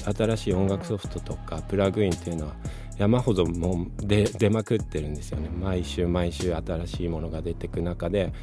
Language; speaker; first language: Japanese; early bilingual, other home language; Spanish